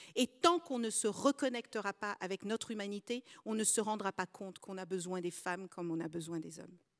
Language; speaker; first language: French; early bilingual, other home language; Kabuverdianu